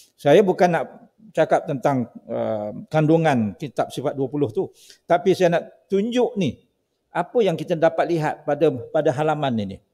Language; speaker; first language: Malay; native; Malay